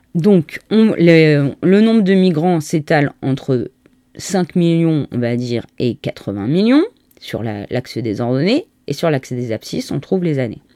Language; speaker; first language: French; native; French